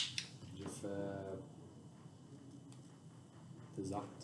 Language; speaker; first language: French; non-native, learner; Portuguese